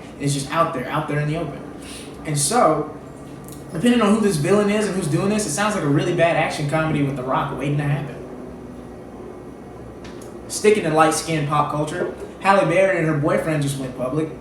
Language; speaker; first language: English; native; English